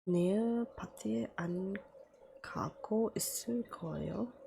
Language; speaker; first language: Korean; non-native, learner; English